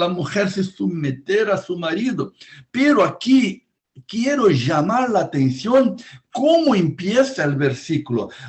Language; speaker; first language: Spanish; non-native, fluent; Portuguese